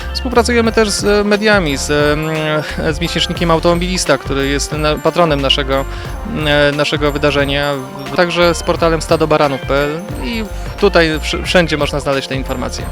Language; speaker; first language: Polish; native; Polish